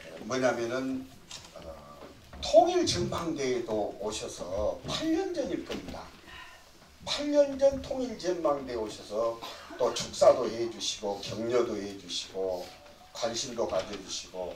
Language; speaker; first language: Korean; native; Korean